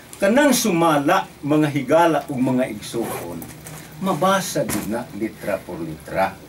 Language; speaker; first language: Cebuano; native; Cebuano